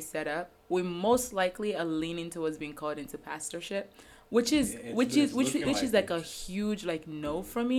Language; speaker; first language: English; non-native, local second language; Yoruba